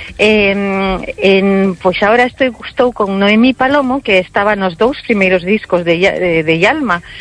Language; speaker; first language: Galician; early bilingual, heritage; Galician